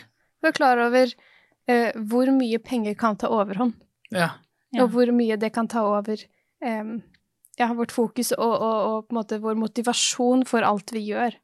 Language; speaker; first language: Norwegian; native; Norwegian